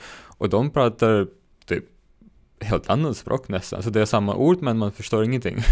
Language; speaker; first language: Swedish; non-native, fluent; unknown